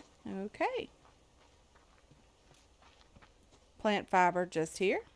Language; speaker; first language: English; native; English